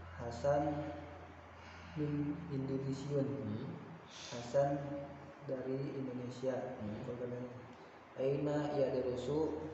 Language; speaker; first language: Arabic; non-native, learner; Indonesian